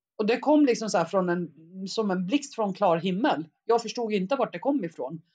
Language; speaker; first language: Swedish; early bilingual, other home language; Arabic